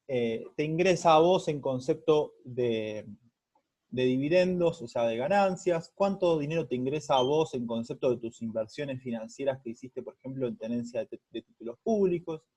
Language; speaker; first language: Spanish; native; Spanish